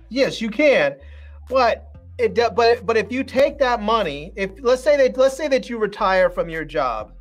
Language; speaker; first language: English; native; English